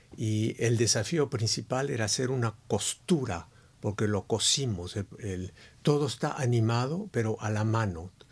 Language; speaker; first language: Spanish; native; Spanish